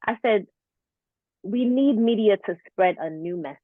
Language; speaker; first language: English; native; English